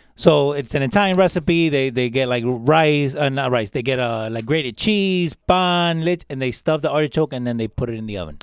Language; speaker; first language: English; early bilingual, other home language; Spanish